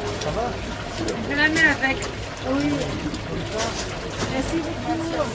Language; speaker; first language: French; non-native, learner; Thai